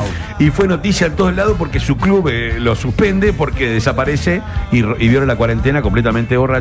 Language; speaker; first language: Spanish; native; Spanish